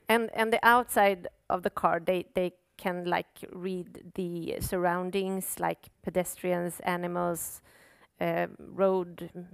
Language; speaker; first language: English; non-native, fluent; Swedish